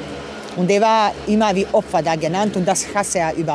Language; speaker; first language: German; non-native, fluent; Croatian